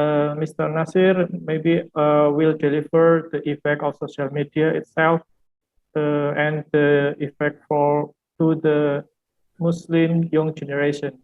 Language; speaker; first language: English; non-native, fluent; Indonesian